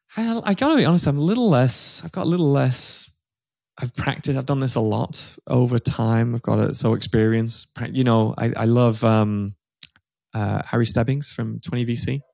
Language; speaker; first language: English; native; English